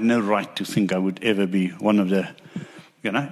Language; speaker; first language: English; non-native, local second language; Afrikaans